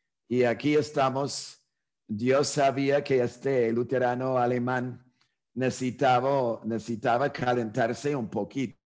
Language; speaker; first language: Spanish; non-native, fluent; English